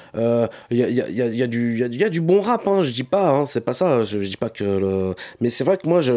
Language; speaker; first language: French; native; French